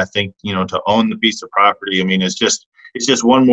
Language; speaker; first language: English; native; English